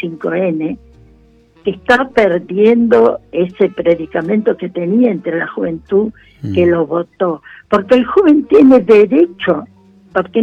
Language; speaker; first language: Spanish; native; Spanish